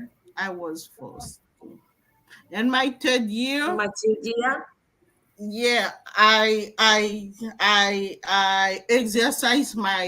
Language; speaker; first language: English; non-native, learner; French